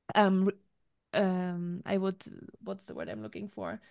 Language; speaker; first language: English; non-native, fluent; German